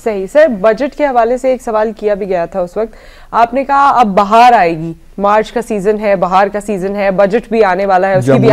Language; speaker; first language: Urdu; native; Urdu